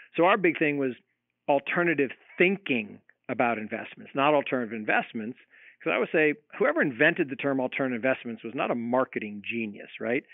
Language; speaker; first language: English; native; English